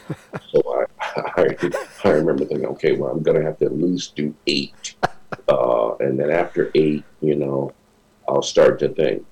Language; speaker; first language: English; native; English